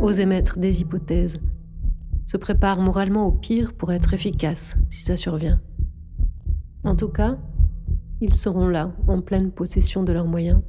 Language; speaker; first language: French; native; French